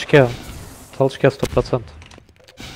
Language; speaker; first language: Russian; native; Russian